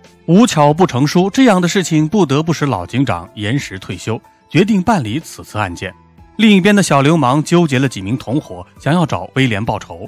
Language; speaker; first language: Chinese; native; Chinese